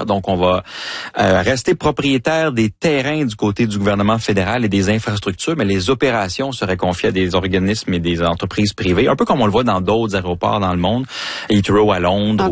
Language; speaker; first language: French; native; French